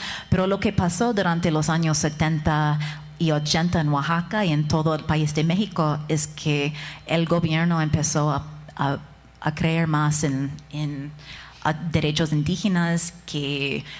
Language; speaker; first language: Spanish; non-native, fluent; English